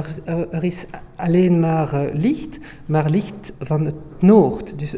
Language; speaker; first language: Dutch; non-native, local second language; French